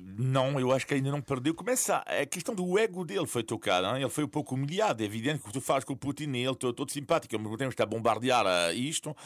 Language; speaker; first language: Portuguese; non-native, fluent; French